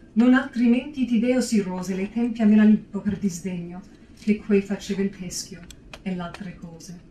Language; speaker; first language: Italian; non-native, fluent; English